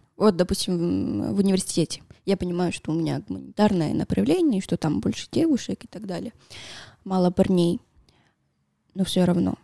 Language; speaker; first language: Russian; non-native, fluent; Spanish